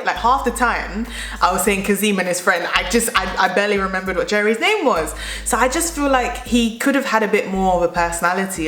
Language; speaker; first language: English; native; English